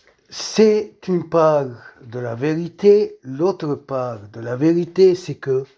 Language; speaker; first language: French; non-native, local second language; Arabic